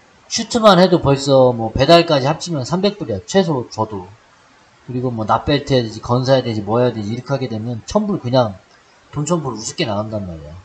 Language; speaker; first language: Korean; native; Korean